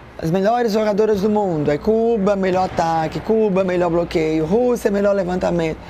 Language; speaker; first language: Portuguese; native; Portuguese